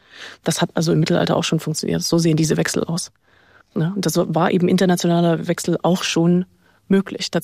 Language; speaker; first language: German; native; German